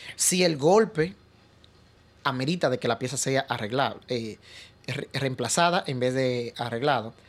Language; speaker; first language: Spanish; native; Spanish